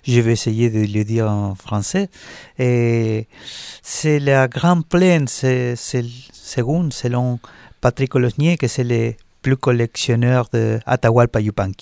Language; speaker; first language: French; non-native, learner; Spanish